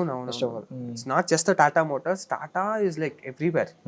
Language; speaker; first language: Telugu; non-native, learner; Kannada